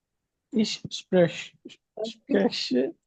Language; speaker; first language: German; non-native, learner; Hindi